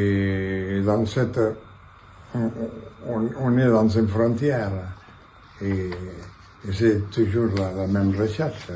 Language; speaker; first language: French; non-native, fluent; Catalan